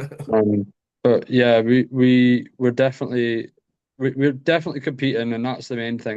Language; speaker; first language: English; native; English